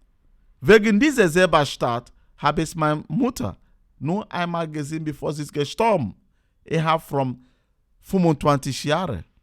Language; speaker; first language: German; non-native, learner; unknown